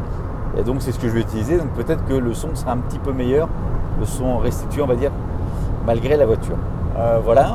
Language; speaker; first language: French; native; French